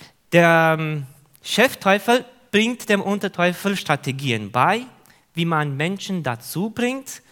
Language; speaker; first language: German; non-native, fluent; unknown